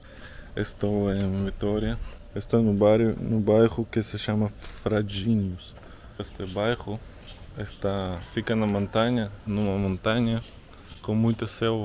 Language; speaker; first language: Portuguese; non-native, learner; Russian